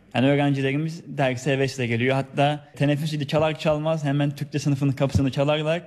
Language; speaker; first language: Turkish; native; Turkish